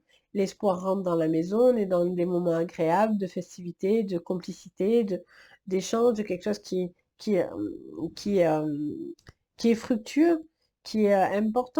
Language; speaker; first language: French; native; French